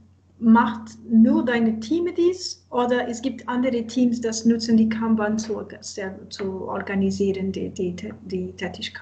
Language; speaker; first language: German; non-native, learner; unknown